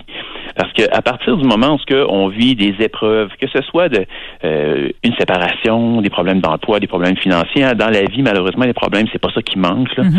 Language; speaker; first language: French; native; French